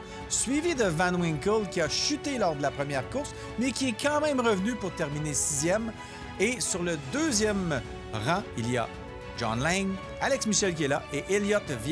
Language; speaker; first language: French; native; French